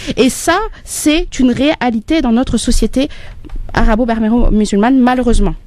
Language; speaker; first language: French; native; French